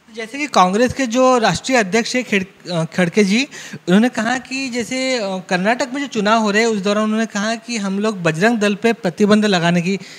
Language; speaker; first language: Hindi; non-native, local second language; Marathi